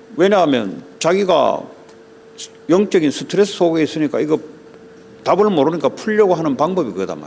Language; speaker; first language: Korean; native; Korean